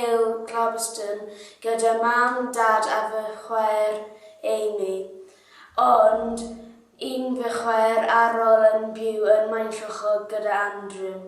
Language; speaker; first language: Welsh; non-native, learner; English